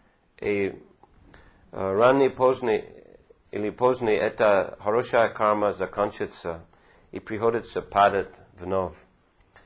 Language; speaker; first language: Russian; non-native, fluent; English